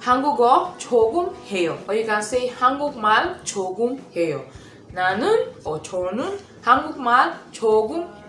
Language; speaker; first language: Korean; non-native, learner; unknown